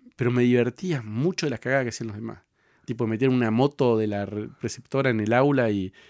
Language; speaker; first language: Spanish; native; Spanish